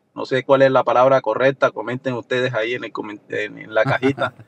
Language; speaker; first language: Spanish; native; Spanish